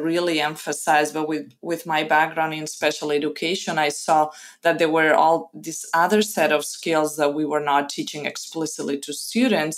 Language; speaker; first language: English; non-native, fluent; Spanish